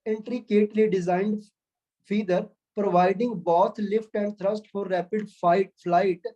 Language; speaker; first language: English; non-native, local second language; Punjabi